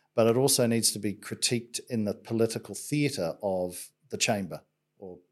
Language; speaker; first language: English; native; English